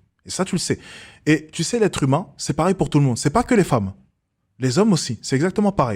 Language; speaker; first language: French; native; French